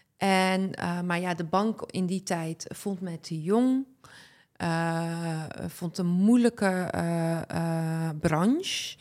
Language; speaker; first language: Dutch; early bilingual, other home language; Arabic